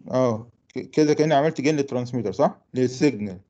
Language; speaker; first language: Arabic; native; Arabic